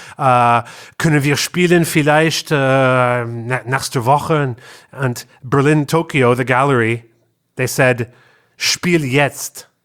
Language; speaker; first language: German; non-native, learner; English